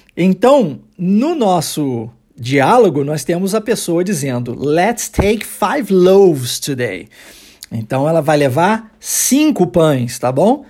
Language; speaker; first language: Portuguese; early bilingual, heritage; English